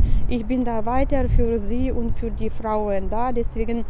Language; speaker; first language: German; non-native, fluent; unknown